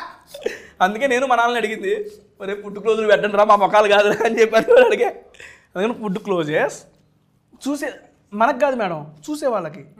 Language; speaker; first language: Telugu; native; Telugu